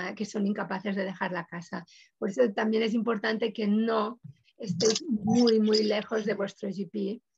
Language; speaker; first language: Spanish; native; Spanish